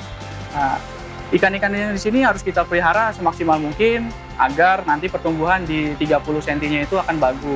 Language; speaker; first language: Indonesian; native; Indonesian